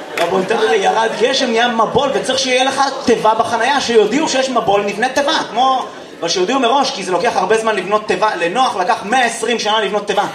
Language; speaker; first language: Hebrew; native; Hebrew